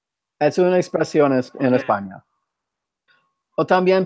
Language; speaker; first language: Spanish; non-native, fluent; English